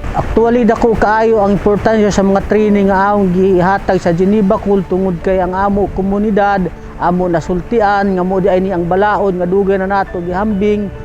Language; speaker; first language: Cebuano; non-native, local second language; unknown